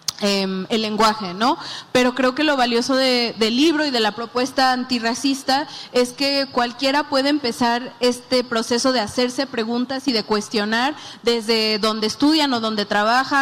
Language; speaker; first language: Spanish; native; Spanish